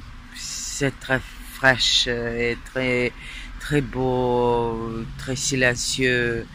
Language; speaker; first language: French; non-native, fluent; Serbian